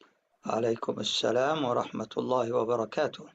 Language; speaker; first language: Arabic; native; Arabic